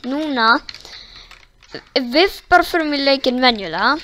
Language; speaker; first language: Icelandic; non-native, learner; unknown